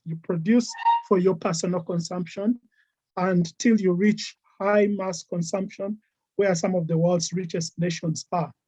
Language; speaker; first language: English; non-native, local second language; Ganda